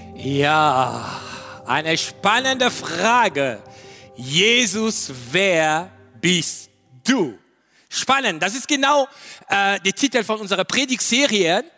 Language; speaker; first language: German; non-native, learner; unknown